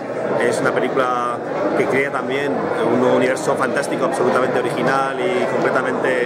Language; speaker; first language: Spanish; native; Spanish